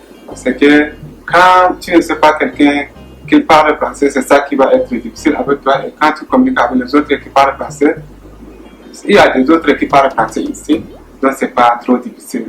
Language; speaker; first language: French; non-native, learner; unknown